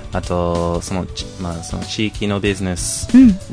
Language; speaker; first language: Japanese; non-native, fluent; English